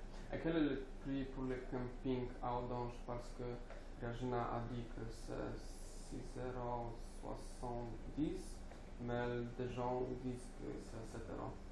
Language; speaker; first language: French; non-native, learner; Polish